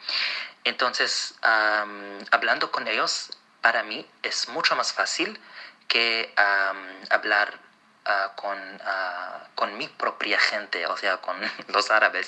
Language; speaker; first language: Spanish; non-native, fluent; Arabic